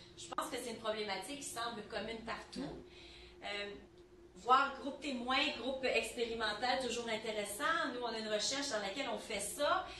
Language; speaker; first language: French; native; French